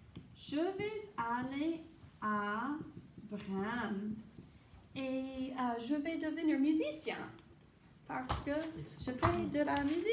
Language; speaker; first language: French; non-native, fluent; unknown